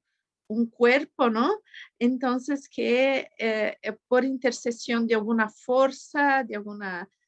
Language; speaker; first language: Spanish; non-native, fluent; Portuguese